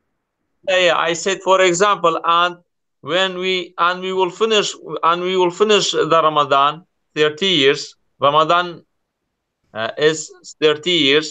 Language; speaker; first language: English; non-native, learner; Kurdish